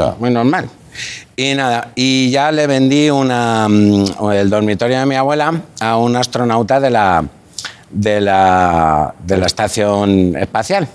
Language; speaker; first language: Spanish; native; Spanish